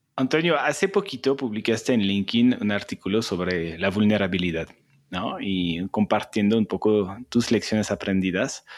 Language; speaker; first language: Spanish; non-native, fluent; French